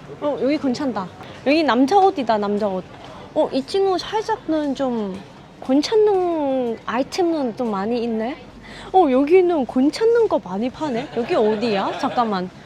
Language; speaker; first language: Korean; non-native, fluent; Vietnamese